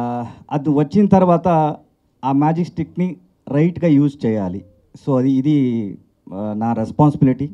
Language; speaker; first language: Telugu; non-native, learner; Kannada